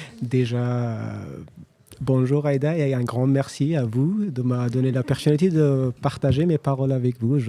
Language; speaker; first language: French; non-native, learner; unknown